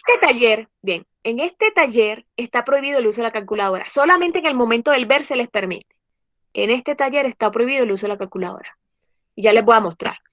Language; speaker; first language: Spanish; native; Spanish